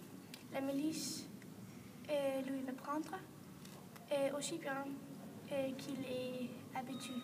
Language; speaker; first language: French; non-native, learner; Danish